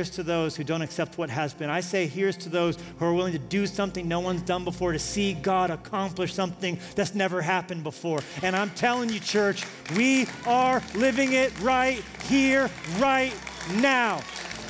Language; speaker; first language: English; native; English